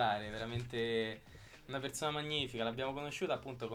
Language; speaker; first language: Italian; native; Italian